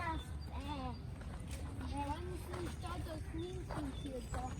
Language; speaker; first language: German; non-native, learner; Thai